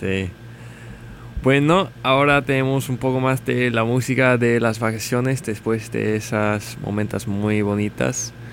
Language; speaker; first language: Spanish; non-native, learner; English